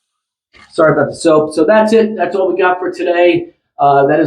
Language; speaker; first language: English; native; English